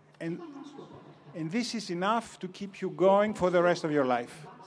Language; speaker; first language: English; non-native, fluent; Greek